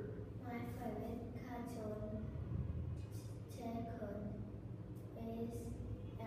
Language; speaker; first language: English; non-native, learner; Vietnamese